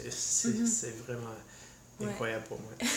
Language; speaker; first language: French; non-native, learner; English